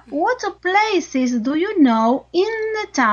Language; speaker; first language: English; non-native, learner; Spanish